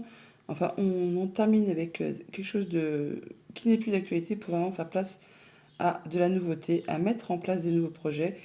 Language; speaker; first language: French; native; French